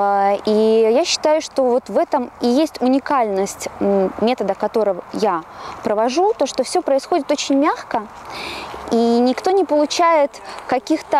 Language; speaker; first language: Russian; native; Russian